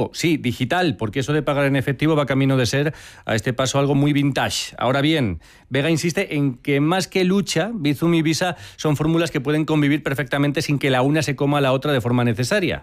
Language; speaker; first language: Spanish; native; Spanish